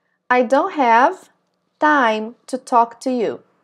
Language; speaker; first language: English; non-native, fluent; Portuguese